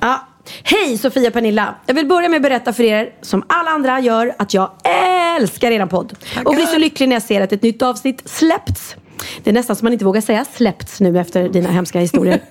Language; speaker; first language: Swedish; native; Swedish